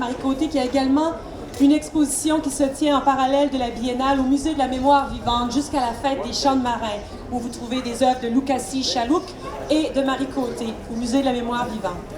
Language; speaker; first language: French; native; French